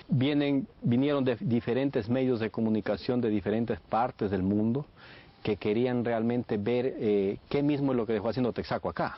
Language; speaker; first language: Spanish; native; Spanish